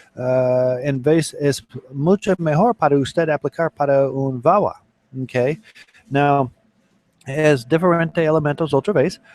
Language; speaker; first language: Spanish; non-native, learner; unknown